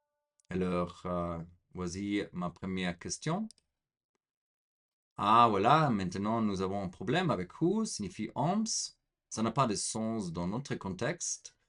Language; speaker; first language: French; non-native, fluent; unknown